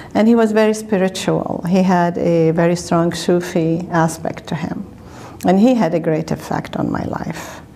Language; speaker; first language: English; non-native, fluent; Arabic